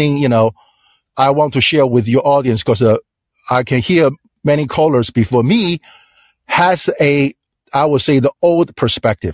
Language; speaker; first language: English; non-native, fluent; Chinese